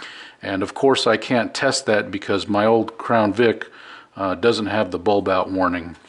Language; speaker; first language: English; native; English